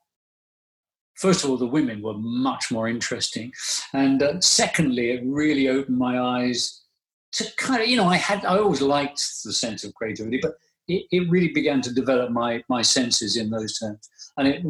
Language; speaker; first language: English; native; English